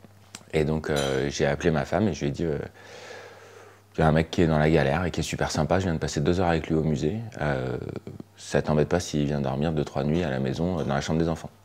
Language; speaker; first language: French; native; French